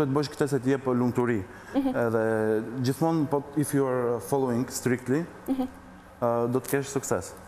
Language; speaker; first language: Albanian; early bilingual, heritage; Albanian